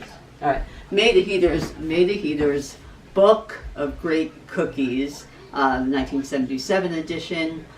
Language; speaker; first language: English; native; English